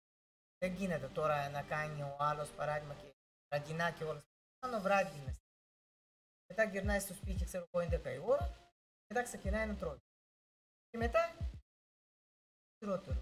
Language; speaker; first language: Greek; non-native, learner; Russian